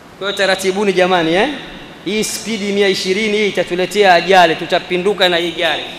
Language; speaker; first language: Swahili; native; Swahili